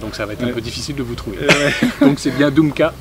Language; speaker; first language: French; native; French